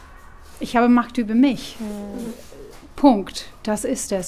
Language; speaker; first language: German; non-native, fluent; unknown